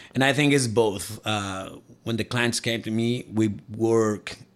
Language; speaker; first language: English; non-native, fluent; Spanish